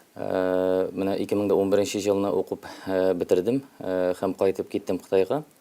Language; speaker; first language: Tatar; early bilingual, heritage; Tatar